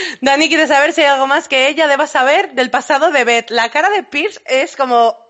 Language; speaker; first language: Spanish; native; Spanish